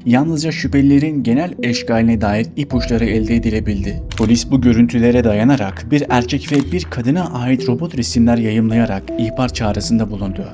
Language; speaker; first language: Turkish; native; Turkish